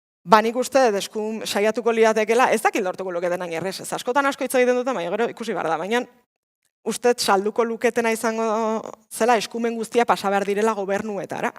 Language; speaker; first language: Basque; native; Basque